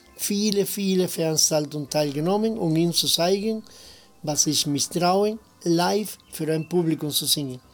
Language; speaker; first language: German; non-native, fluent; Spanish